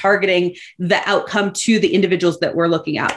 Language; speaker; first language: English; native; English